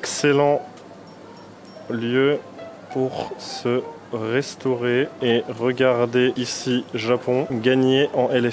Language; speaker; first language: French; native; French